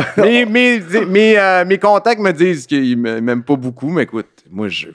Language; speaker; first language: French; native; French